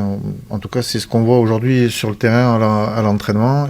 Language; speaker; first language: French; native; French